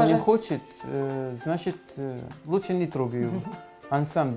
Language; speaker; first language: Russian; non-native, learner; Arabic